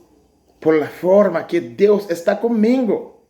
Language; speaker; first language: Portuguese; non-native, learner; Haitian Creole